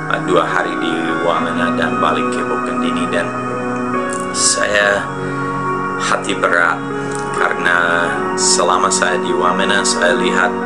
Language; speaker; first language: Indonesian; non-native, fluent; English